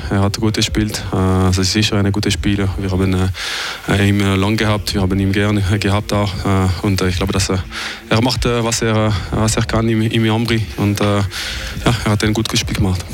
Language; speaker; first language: German; non-native, fluent; French